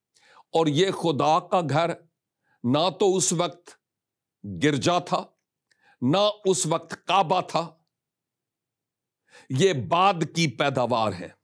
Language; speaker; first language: Urdu; native; Urdu